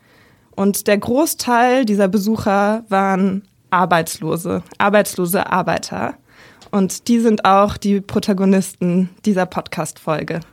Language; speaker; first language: German; native; German